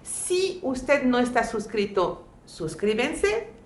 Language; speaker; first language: Spanish; non-native, fluent; French